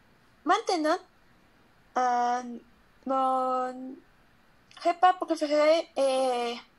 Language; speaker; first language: French; non-native, learner; Spanish